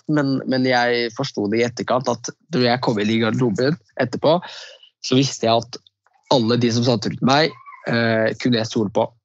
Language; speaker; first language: Norwegian; early bilingual, other home language; Riffian